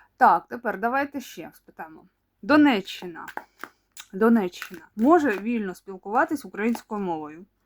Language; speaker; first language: Ukrainian; non-native, local second language; Russian